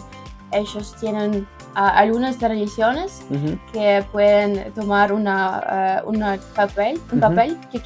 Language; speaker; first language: Spanish; non-native, learner; Ukrainian